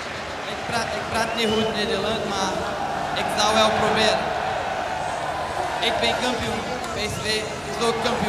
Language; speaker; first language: Dutch; non-native, learner; Portuguese